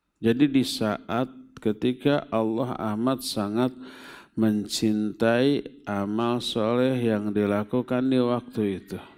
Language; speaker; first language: Indonesian; non-native, local second language; Sundanese